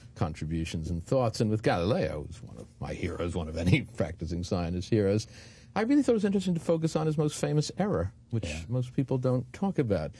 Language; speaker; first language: English; native; English